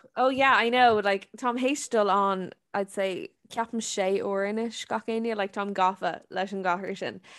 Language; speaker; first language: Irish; non-native, local second language; English